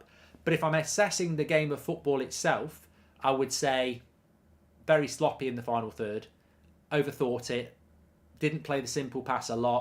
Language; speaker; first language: English; native; English